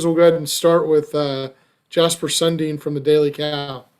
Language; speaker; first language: English; native; English